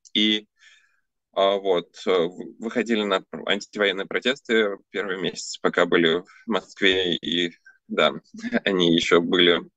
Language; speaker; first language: Russian; early bilingual, other home language; Armenian